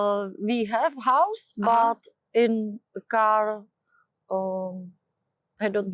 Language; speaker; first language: English; non-native, learner; Czech